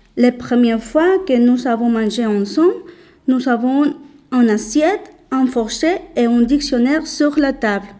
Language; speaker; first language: French; non-native, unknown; Spanish